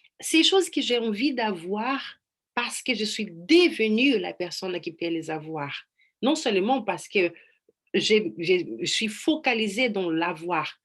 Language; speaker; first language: French; non-native, fluent; Portuguese